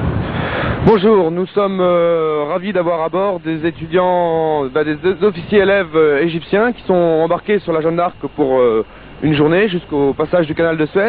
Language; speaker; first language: French; native; French